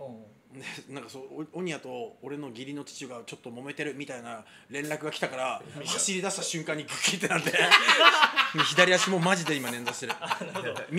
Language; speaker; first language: Japanese; native; Japanese